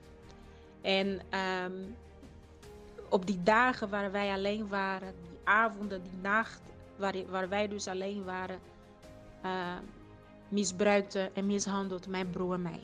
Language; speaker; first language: Dutch; early bilingual, other home language; Portuguese